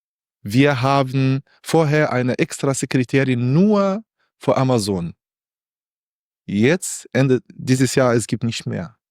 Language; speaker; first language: German; non-native, learner; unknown